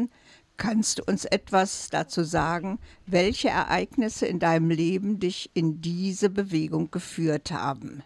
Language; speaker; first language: German; native; German